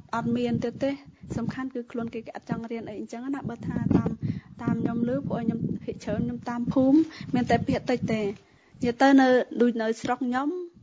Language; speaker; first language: Khmer; non-native, local second language; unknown